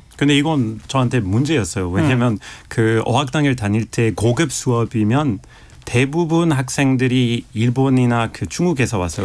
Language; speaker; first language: Korean; non-native, fluent; French